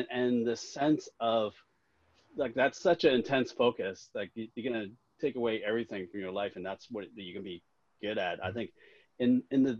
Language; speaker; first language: English; non-native, local second language; Cantonese